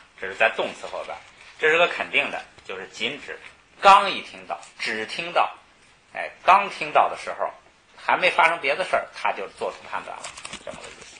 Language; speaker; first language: Chinese; native; Chinese